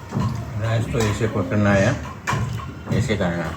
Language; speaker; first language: Hindi; non-native, local second language; Manipuri